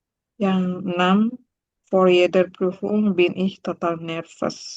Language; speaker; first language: German; non-native, learner; Indonesian